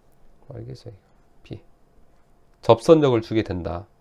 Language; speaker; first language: Korean; native; Korean